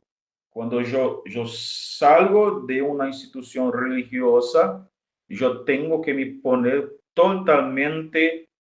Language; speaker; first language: Spanish; non-native, fluent; Portuguese